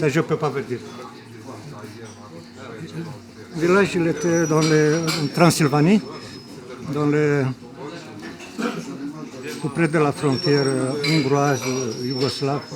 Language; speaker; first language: French; non-native, fluent; Romanian